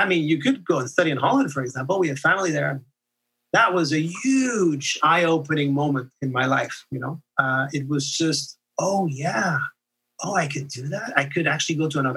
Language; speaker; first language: English; non-native, fluent; French